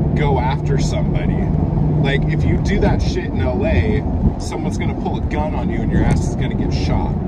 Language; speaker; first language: English; native; English